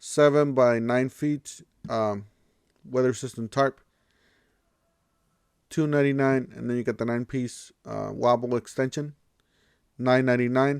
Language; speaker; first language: English; native; English